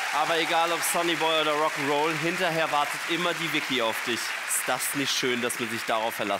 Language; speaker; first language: German; native; German